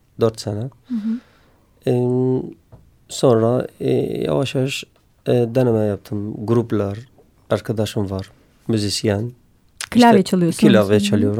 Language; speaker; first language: Turkish; non-native, learner; Kurdish